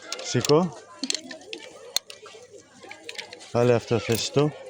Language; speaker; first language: Greek; non-native, fluent; Armenian